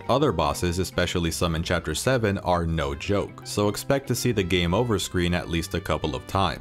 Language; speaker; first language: English; native; English